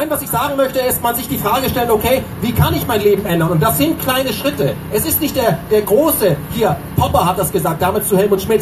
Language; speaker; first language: German; native; German